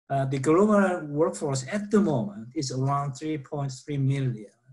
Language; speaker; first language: English; non-native, fluent; Korean